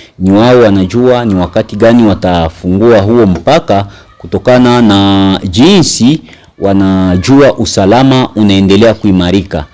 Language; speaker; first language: Swahili; native; Swahili